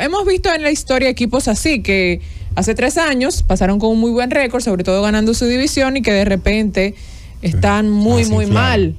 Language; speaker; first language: Spanish; native; Spanish